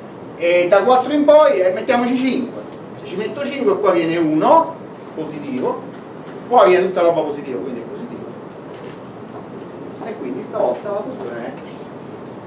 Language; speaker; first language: Italian; native; Italian